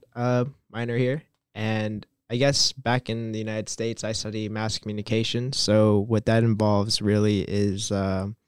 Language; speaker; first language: English; native; English